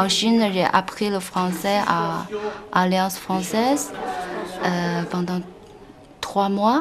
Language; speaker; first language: French; non-native, learner; Chinese